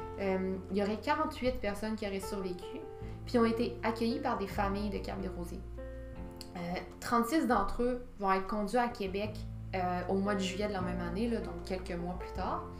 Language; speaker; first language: French; native; French